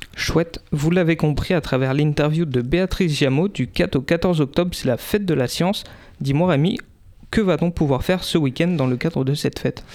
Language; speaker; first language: French; native; French